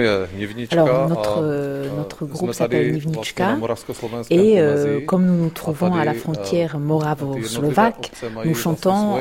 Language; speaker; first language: French; non-native, fluent; Czech